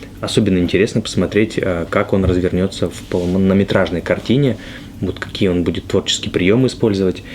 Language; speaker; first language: Russian; native; Russian